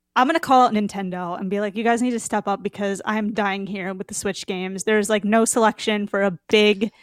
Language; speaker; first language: English; native; English